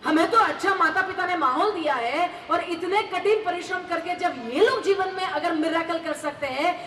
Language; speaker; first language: Hindi; non-native, local second language; Marathi